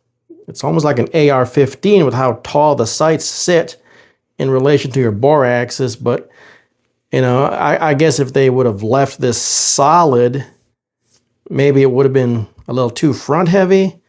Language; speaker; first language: English; native; English